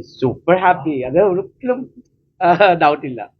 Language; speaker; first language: Malayalam; non-native, fluent; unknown